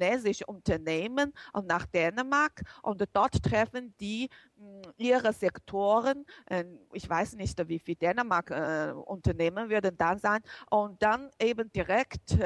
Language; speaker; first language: German; non-native, learner; Chinese